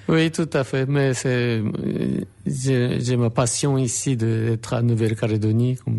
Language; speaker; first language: French; non-native, fluent; Japanese